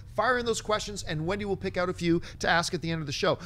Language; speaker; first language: English; native; English